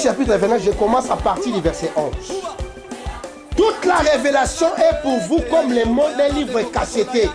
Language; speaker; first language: French; non-native, local second language; Lingala